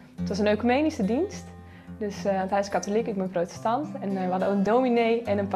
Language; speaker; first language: Dutch; early bilingual, other home language; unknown